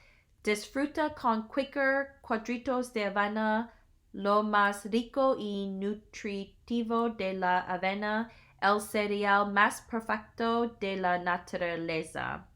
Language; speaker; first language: Spanish; non-native, learner; English